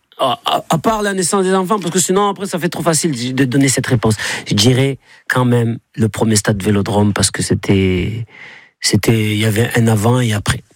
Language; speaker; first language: French; native; French